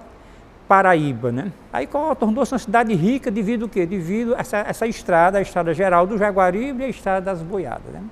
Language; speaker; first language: Portuguese; native; Portuguese